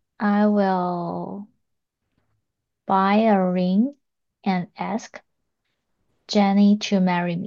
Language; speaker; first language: English; non-native, learner; Chinese